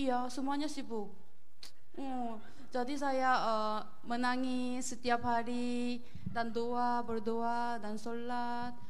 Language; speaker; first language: Indonesian; non-native, learner; Korean